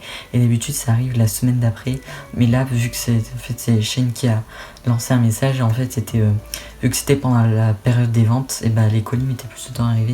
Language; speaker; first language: French; native; French